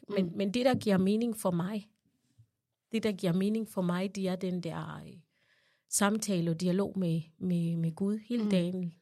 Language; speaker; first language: Danish; non-native, fluent; Ganda